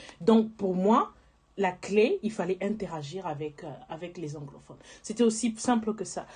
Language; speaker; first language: French; non-native, local second language; Lingala